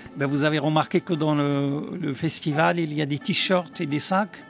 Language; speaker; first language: French; non-native, local second language; Arabic